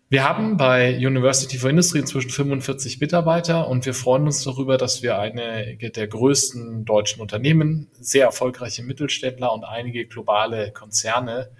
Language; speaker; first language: German; native; German